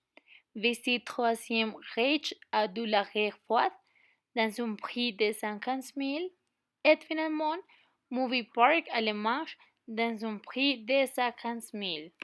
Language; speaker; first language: French; non-native, learner; Spanish